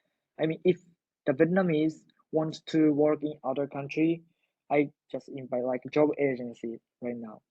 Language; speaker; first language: English; non-native, learner; Japanese